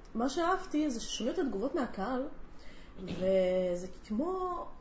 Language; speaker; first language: Hebrew; native; Hebrew